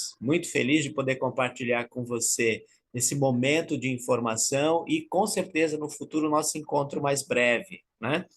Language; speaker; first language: Portuguese; native; Portuguese